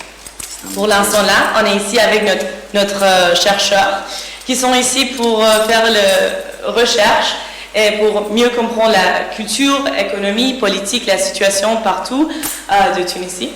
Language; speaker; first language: French; non-native, learner; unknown